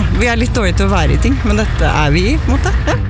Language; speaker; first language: Norwegian; native; Norwegian